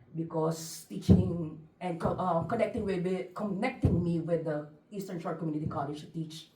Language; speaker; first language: English; non-native, local second language; Filipino